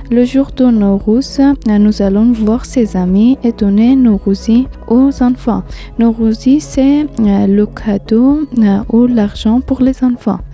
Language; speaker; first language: French; non-native, learner; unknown